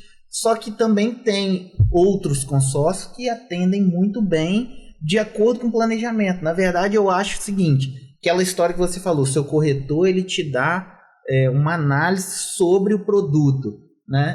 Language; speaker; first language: Portuguese; native; Portuguese